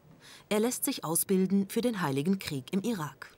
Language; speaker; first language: German; native; German